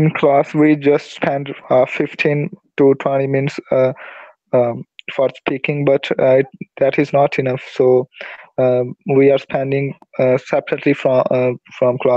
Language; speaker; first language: English; non-native, learner; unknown